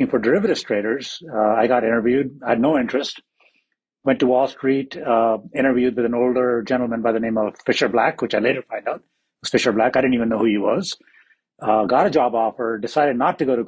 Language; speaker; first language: English; non-native, local second language; Hindi